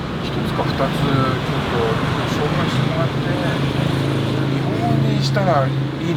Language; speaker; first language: Japanese; native; Japanese